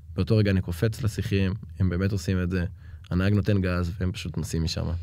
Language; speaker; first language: Hebrew; native; Hebrew